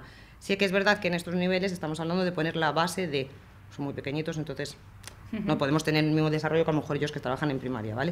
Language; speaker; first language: Spanish; native; Spanish